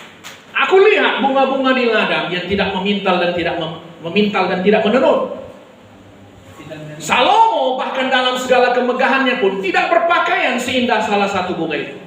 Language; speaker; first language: Indonesian; native; Indonesian